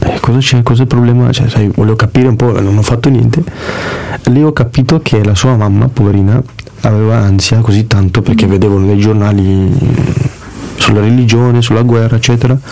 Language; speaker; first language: Italian; early bilingual, other home language; Kurdish